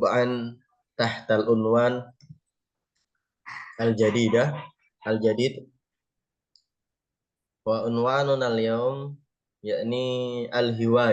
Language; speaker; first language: Arabic; non-native, fluent; Indonesian